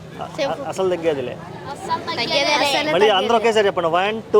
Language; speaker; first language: Telugu; native; Telugu